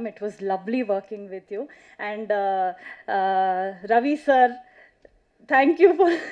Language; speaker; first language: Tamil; non-native, learner; Kannada